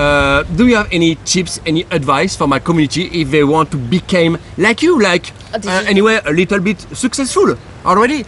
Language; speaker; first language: English; non-native, learner; French